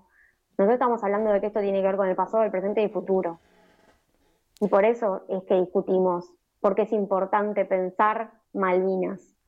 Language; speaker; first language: Spanish; native; Spanish